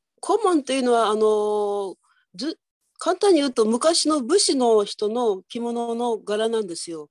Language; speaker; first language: Japanese; native; Japanese